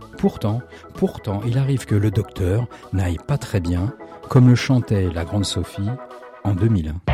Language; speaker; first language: French; native; French